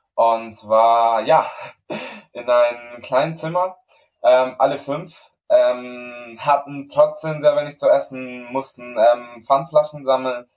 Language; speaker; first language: German; non-native, fluent; Spanish